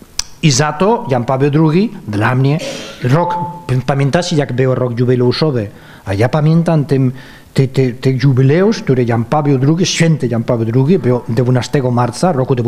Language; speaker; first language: Polish; non-native, fluent; Spanish